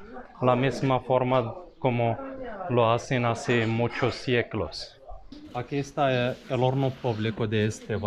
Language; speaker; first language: Spanish; non-native, fluent; Arabic